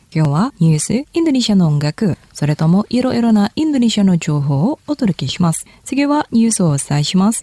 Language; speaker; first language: Japanese; non-native, fluent; Indonesian